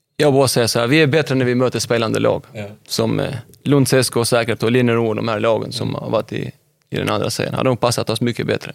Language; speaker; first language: Swedish; early bilingual, other home language; Albanian